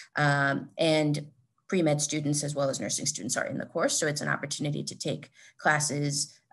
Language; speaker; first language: English; native; English